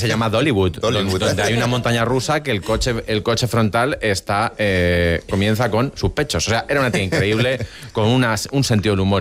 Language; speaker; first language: Spanish; native; Spanish